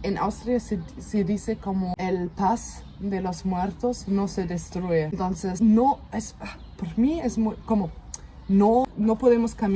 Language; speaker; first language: Spanish; non-native, fluent; German